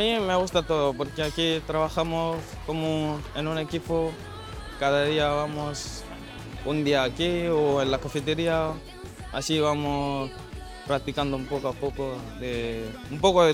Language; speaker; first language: Spanish; non-native, learner; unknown